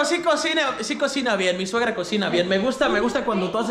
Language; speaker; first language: Spanish; native; Spanish